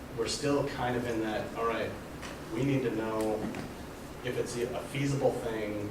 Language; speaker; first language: English; native; English